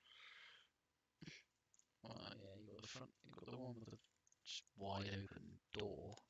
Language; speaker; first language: English; native; English